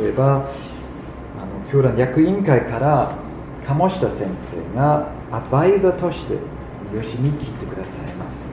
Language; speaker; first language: Japanese; non-native, fluent; German